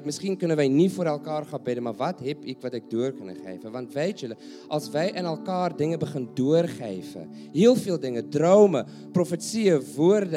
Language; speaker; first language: Dutch; non-native, learner; English